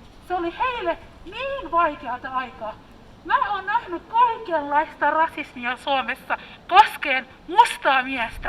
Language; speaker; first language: Finnish; early bilingual, other home language; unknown